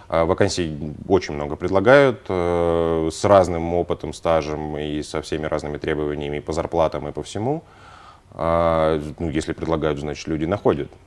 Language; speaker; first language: Russian; native; Russian